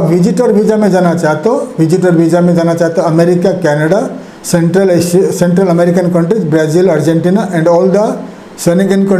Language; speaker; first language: Hindi; non-native, local second language; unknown